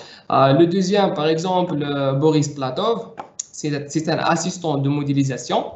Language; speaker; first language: French; non-native, local second language; Arabic